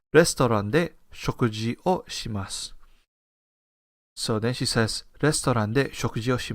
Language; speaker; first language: Japanese; non-native, fluent; English